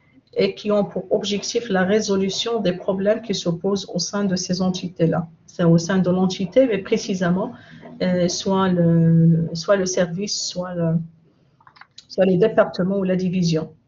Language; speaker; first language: French; non-native, local second language; Arabic